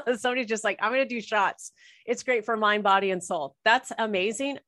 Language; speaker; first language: English; native; English